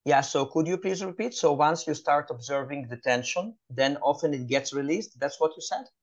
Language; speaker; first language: English; non-native, fluent; Hebrew